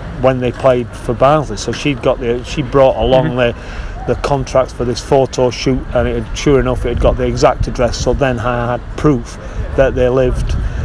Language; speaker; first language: English; native; English